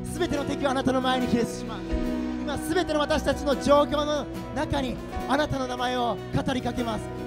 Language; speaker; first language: Japanese; native; Japanese